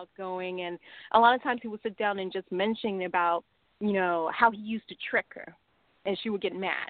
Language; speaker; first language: English; non-native, local second language; Cantonese